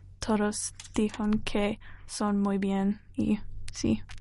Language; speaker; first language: Spanish; non-native, learner; English